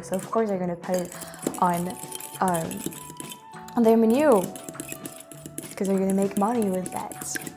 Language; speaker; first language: English; non-native, fluent; French